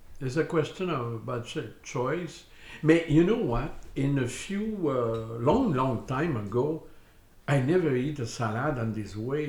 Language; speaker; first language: English; non-native, learner; French